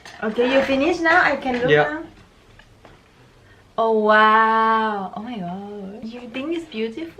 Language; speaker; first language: English; non-native, fluent; Thai